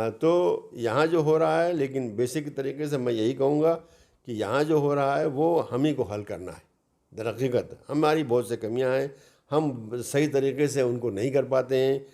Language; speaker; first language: Urdu; native; Urdu